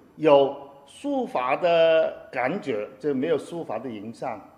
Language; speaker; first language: Chinese; non-native, fluent; Cantonese